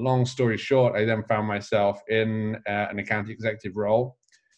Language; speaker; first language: English; native; English